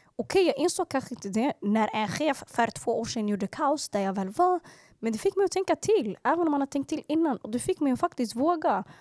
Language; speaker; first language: Swedish; early bilingual, other home language; Arabic